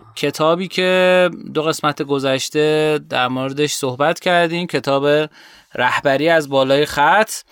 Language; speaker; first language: Persian; native; Persian